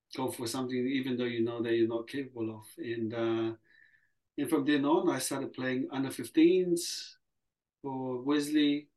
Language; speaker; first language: English; early bilingual, other home language; Samoan